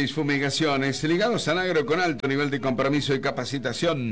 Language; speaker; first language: Spanish; native; Spanish